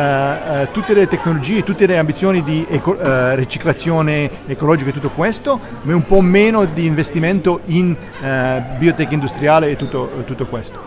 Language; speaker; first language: Italian; non-native, learner; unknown